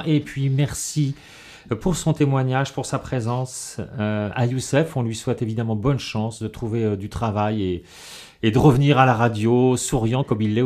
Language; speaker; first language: French; native; French